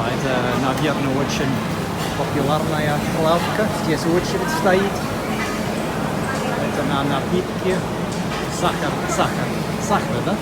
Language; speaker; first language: Russian; non-native, fluent; English